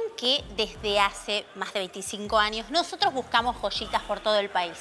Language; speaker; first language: Spanish; native; Spanish